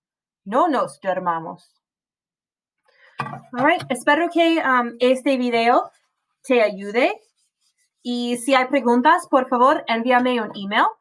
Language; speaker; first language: Spanish; non-native, fluent; English